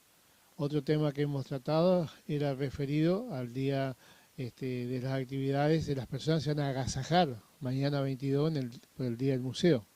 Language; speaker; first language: Spanish; native; Spanish